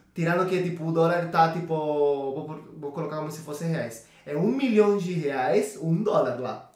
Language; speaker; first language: Portuguese; non-native, fluent; Spanish